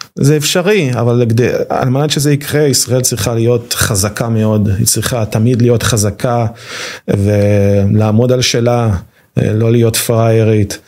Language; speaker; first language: Hebrew; native; Hebrew